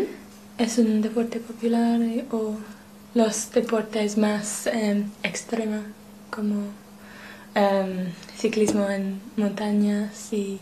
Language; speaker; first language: Spanish; non-native, learner; English